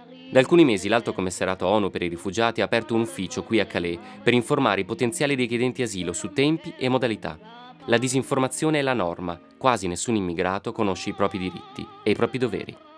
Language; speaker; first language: Italian; native; Italian